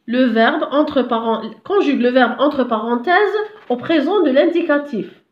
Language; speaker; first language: French; non-native, local second language; Arabic